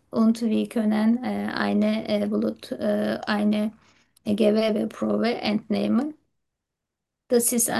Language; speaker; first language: German; non-native, learner; Turkish